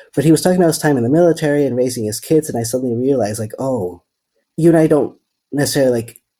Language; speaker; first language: English; non-native, fluent; Dutch